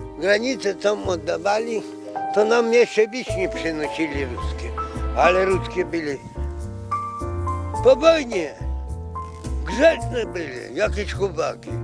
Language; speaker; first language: Polish; non-native, local second language; Ukrainian